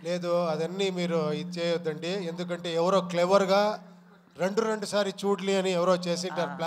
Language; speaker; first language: Telugu; non-native, local second language; Kannada